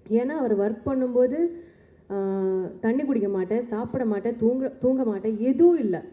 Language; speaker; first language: Tamil; non-native, learner; Malayalam